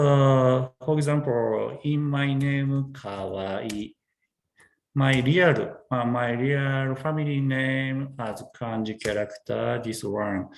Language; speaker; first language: English; non-native, learner; Japanese